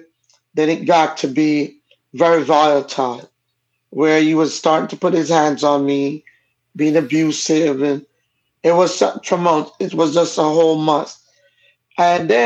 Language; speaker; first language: English; non-native, local second language; Jamaican Creole English